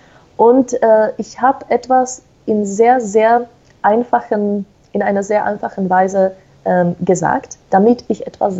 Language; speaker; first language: German; non-native, fluent; Slovak